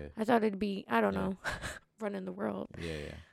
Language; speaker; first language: English; early bilingual, other home language; Spanish